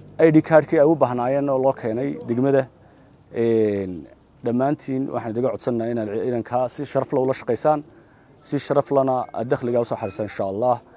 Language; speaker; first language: Somali; native; Somali